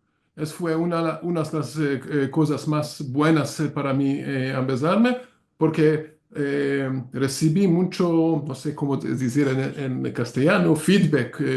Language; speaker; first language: Spanish; non-native, learner; Hungarian